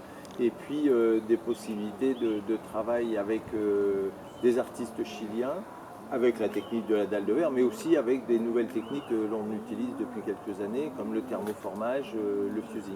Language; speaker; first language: French; native; French